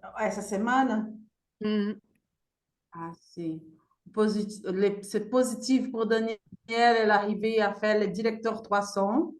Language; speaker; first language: French; non-native, fluent; Portuguese